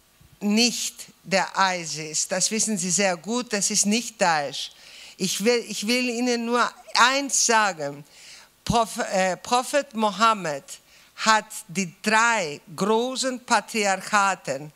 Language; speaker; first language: German; non-native, fluent; Greek